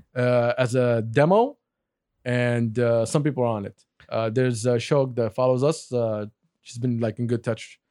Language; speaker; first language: English; non-native, fluent; Arabic